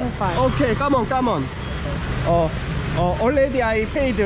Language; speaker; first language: English; non-native, learner; Korean